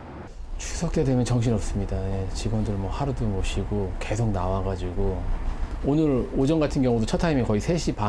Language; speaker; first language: Korean; native; Korean